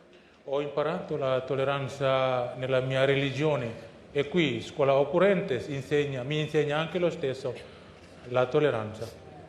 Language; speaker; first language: Italian; non-native, fluent; Indonesian